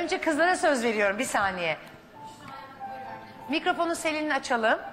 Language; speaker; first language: Turkish; native; Turkish